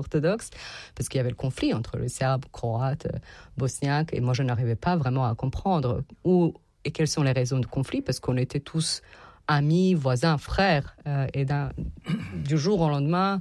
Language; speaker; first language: French; non-native, fluent; Serbian